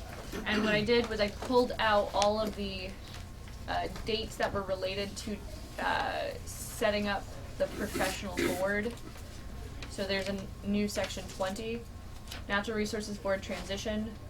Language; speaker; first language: English; native; English